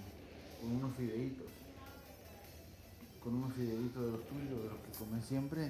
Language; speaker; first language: Spanish; native; Spanish